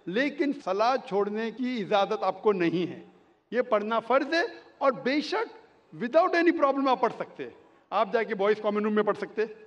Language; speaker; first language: Hindi; non-native, local second language; Konkani